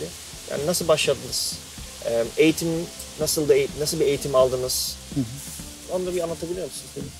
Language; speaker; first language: Turkish; native; Turkish